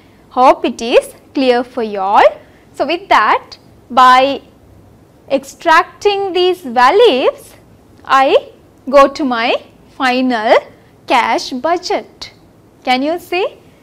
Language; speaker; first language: English; non-native, local second language; Sinhala